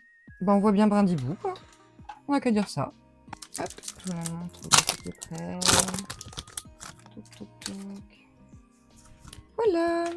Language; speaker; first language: French; native; French